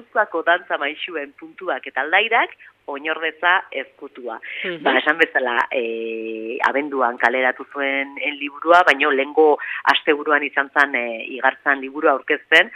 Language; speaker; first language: Basque; native; Basque